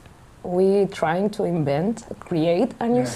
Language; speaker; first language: English; non-native, learner; Spanish